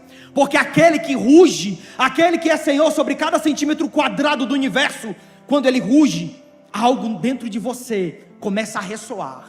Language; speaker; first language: Portuguese; native; Portuguese